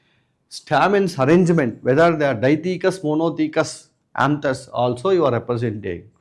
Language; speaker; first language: English; non-native, local second language; Telugu